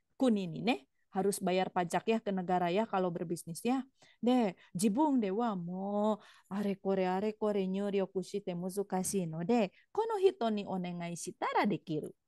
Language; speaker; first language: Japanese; non-native, fluent; Indonesian